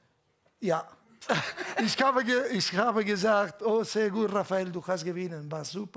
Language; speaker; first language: German; non-native, learner; Catalan